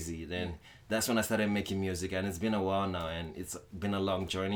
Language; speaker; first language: English; non-native, local second language; Yoruba